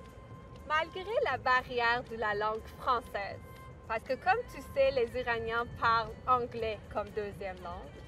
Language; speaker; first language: French; non-native, fluent; Persian